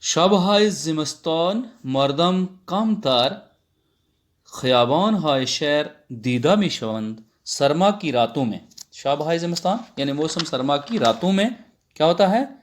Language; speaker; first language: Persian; non-native, fluent; Urdu